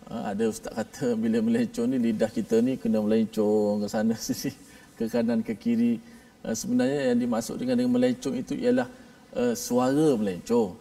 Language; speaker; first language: Malay; native; Malay